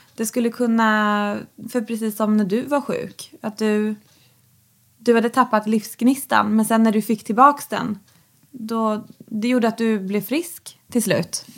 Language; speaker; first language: Swedish; native; Swedish